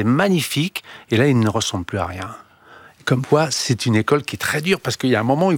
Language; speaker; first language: French; native; French